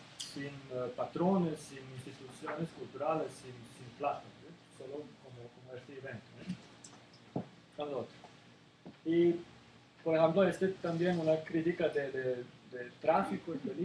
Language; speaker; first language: Spanish; non-native, learner; Serbian